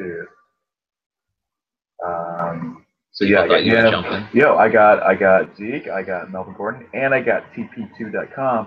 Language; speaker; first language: English; native; English